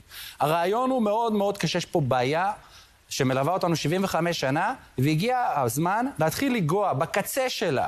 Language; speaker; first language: Hebrew; native; Hebrew